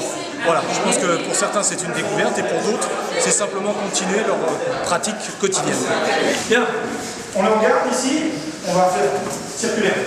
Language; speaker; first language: French; native; French